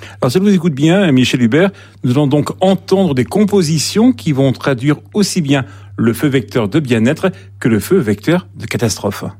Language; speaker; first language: French; native; French